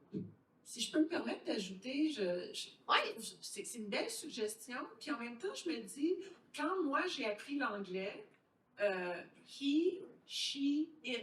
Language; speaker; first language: French; native; French